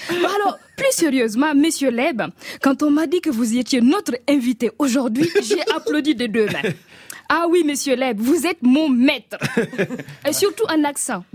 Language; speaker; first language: French; non-native, local second language; Mossi